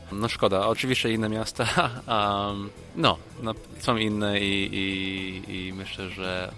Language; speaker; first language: Polish; early bilingual, heritage; Polish